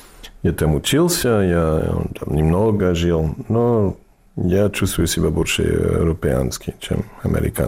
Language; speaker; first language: Russian; non-native, fluent; English